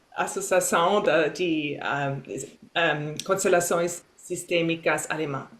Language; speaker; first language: Portuguese; non-native, fluent; German